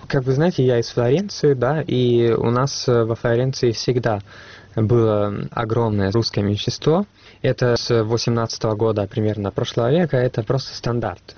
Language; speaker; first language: Russian; non-native, fluent; Italian